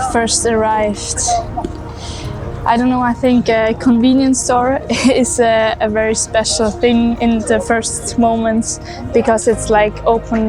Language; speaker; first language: English; non-native, fluent; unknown